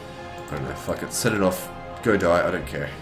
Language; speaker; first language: English; native; English